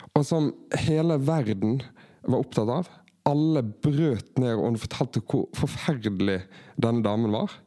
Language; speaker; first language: Norwegian; native; Norwegian